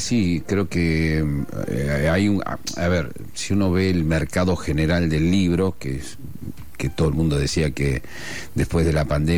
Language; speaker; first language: Spanish; non-native, local second language; Asturian